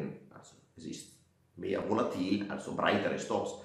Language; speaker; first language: German; non-native, fluent; Italian